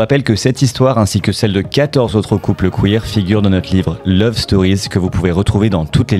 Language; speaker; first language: French; native; French